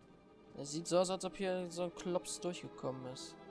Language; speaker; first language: German; native; German